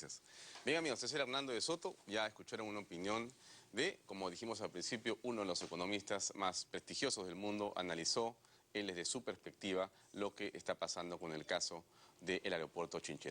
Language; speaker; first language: Spanish; native; Spanish